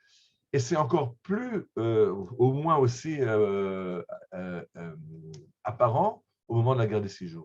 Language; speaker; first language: French; native; French